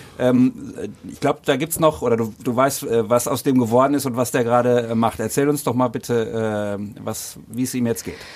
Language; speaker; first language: German; native; German